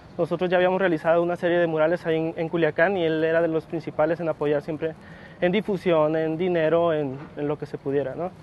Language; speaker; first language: Spanish; native; Spanish